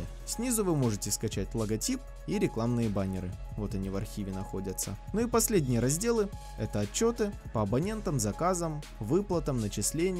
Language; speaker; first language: Russian; native; Russian